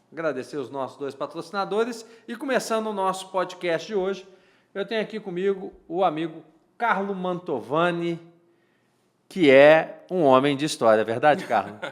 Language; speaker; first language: Portuguese; native; Portuguese